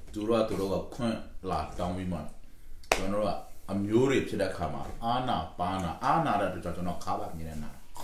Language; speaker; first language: Burmese; non-native, local second language; Hakha Chin